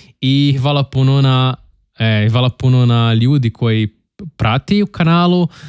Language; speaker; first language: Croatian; non-native, learner; Portuguese